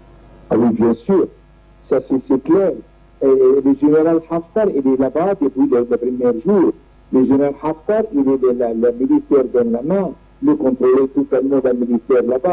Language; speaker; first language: French; non-native, learner; Arabic